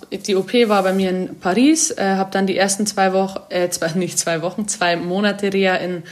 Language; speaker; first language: German; native; German